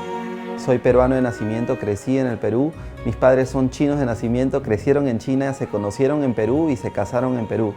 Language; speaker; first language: Spanish; native; Spanish